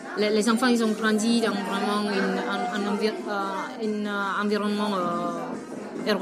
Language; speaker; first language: French; non-native, fluent; Vietnamese